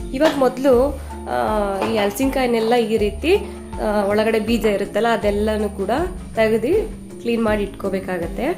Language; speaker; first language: Kannada; native; Kannada